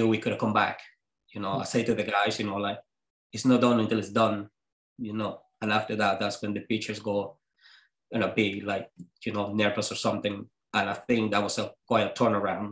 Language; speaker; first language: English; non-native, fluent; Spanish